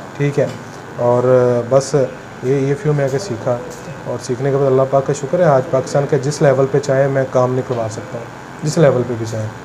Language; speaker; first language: Urdu; non-native, local second language; Punjabi